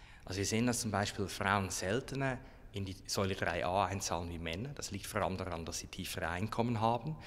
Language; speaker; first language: German; native; German